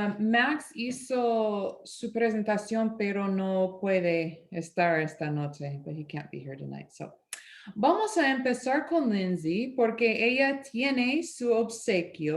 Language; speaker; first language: Spanish; non-native, fluent; English